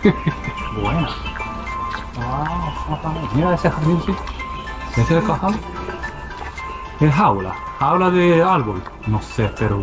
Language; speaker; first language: Spanish; non-native, learner; Japanese